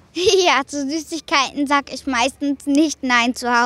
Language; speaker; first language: German; native; German